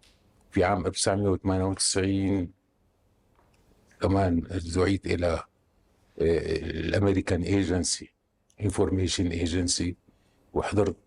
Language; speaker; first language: Arabic; native; Arabic